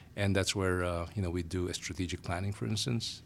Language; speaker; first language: English; non-native, local second language; Filipino